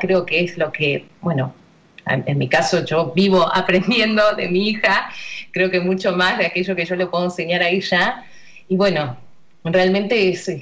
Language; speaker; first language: Spanish; native; Spanish